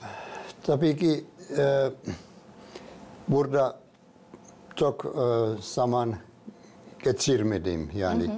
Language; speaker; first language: Turkish; non-native, fluent; Finnish